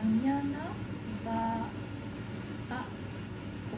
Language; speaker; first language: Spanish; non-native, learner; Japanese